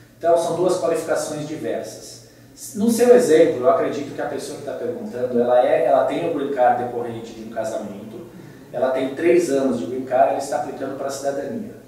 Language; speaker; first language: Portuguese; native; Portuguese